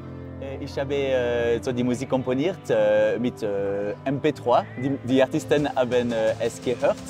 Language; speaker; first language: German; non-native, local second language; French